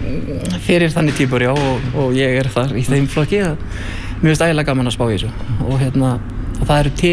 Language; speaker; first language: Icelandic; native; Icelandic